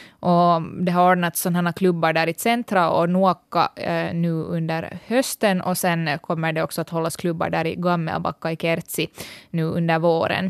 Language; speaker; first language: Swedish; native; Swedish